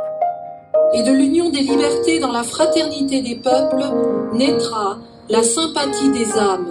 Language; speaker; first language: French; native; French